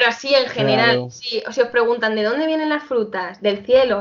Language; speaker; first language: Spanish; native; Spanish